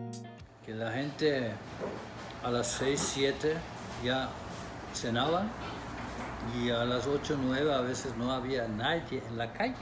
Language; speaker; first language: Spanish; non-native, fluent; Turkish